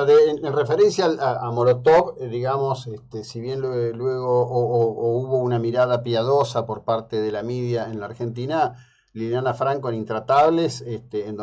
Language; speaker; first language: Spanish; native; Spanish